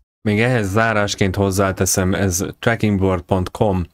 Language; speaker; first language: Hungarian; native; Hungarian